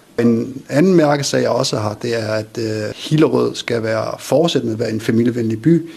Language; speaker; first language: Danish; early bilingual, other home language; Kurdish